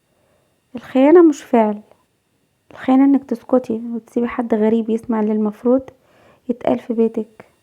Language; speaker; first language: Arabic; native; Arabic